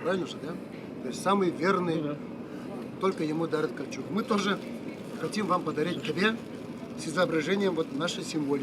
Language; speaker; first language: Russian; non-native, local second language; Chuvash